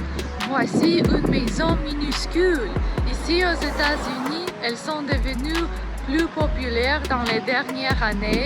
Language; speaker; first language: French; non-native, learner; English